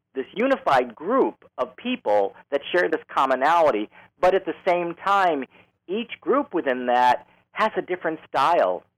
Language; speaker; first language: English; native; English